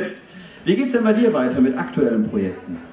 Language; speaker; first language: German; native; German